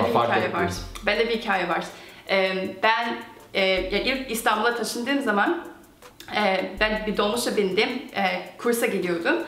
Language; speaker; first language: Turkish; non-native, fluent; Korean